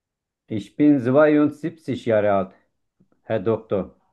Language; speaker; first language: German; non-native, learner; Turkish